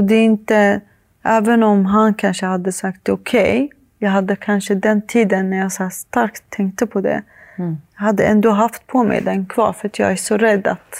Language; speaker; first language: Swedish; early bilingual, other home language; Arabic